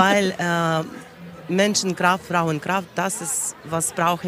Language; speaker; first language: German; non-native, learner; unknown